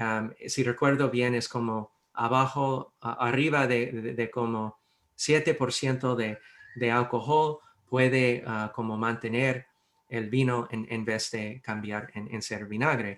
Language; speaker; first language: Spanish; non-native, fluent; English